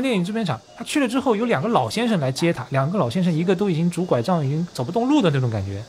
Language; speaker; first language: Chinese; native; Chinese